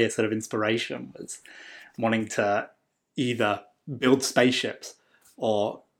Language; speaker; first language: English; native; English